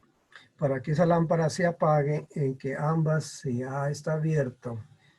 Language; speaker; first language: Spanish; native; Spanish